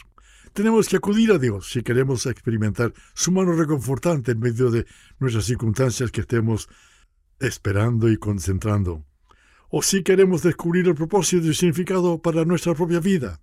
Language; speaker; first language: Spanish; non-native, fluent; English